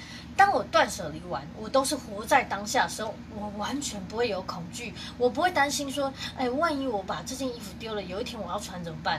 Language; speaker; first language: Chinese; native; Chinese